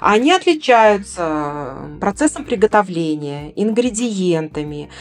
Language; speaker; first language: Russian; native; Russian